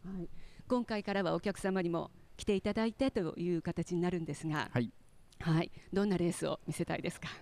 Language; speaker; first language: Japanese; native; Japanese